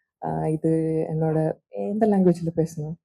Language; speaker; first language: Tamil; non-native, learner; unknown